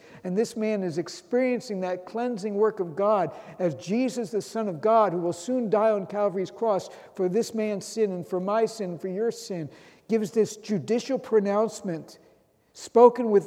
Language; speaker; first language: English; native; English